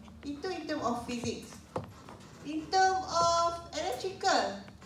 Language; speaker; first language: English; non-native, local second language; Malay